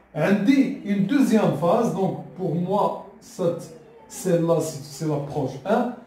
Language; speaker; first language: French; non-native, local second language; Arabic